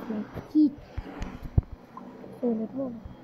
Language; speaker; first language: Turkish; early bilingual, heritage; Turkish